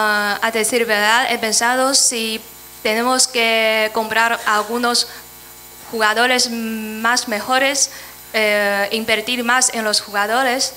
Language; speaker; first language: Spanish; non-native, fluent; Chinese